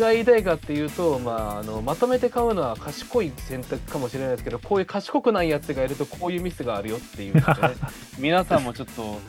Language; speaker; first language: Japanese; native; Japanese